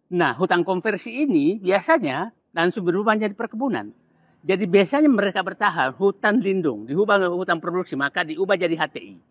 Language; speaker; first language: Indonesian; non-native, local second language; Buginese